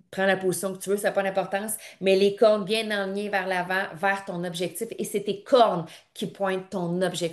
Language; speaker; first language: French; native; French